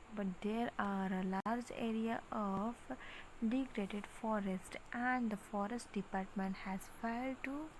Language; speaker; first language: English; non-native, local second language; Gujarati